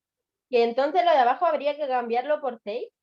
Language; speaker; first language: Spanish; native; Spanish